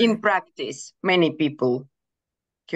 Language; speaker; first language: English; non-native, fluent; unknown